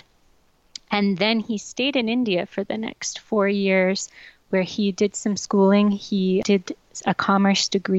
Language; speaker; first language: English; native; English